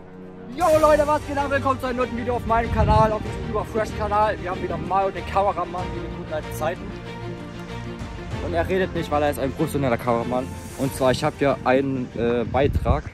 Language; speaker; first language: German; native; German